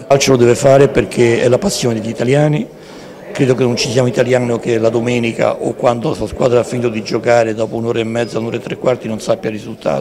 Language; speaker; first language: Italian; native; Italian